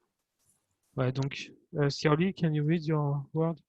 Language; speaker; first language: English; non-native, fluent; French